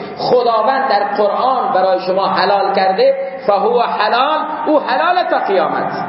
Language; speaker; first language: Persian; non-native, local second language; Baluchi